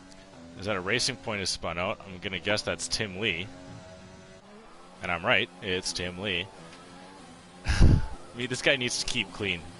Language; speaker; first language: English; native; English